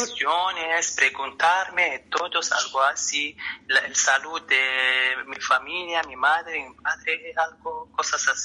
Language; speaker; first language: Spanish; non-native, learner; Arabic